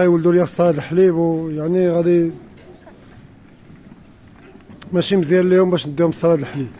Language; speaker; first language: Arabic; native; Arabic